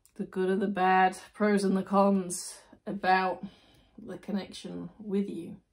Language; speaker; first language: English; native; English